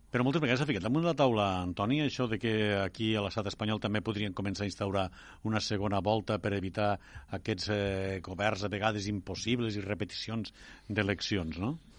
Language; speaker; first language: Catalan; native; Catalan